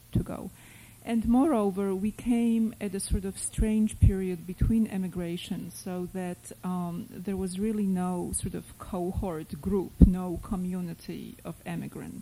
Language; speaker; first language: English; non-native, fluent; Polish